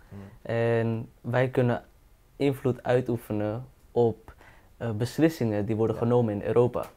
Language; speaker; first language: Dutch; early bilingual, other home language; Caribbean Hindustani